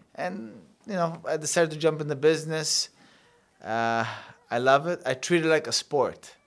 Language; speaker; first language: English; early bilingual, other home language; Italian